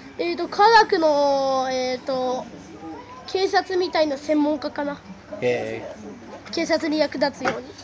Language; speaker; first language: Japanese; native; Japanese